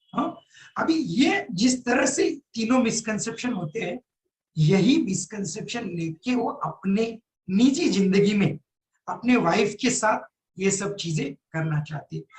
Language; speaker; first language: Hindi; non-native, local second language; Marathi